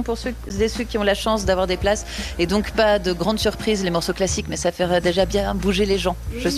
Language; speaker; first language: French; native; French